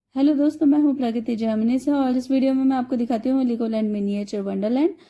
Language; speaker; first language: Hindi; native; Hindi